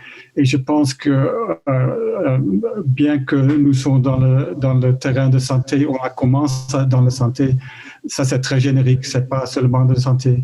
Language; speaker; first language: French; non-native, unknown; Dutch